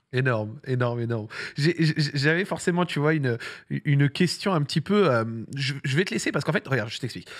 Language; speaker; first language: French; early bilingual, other home language; Arabic